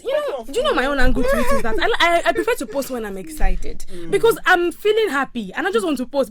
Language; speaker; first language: English; non-native, local second language; Yoruba